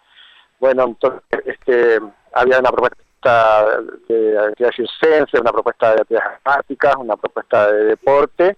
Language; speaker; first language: Spanish; native; Spanish